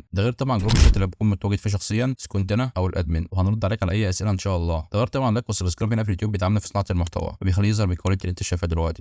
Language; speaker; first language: Arabic; native; Arabic